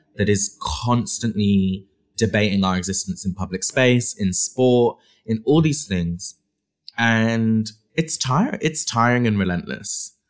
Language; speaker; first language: English; native; English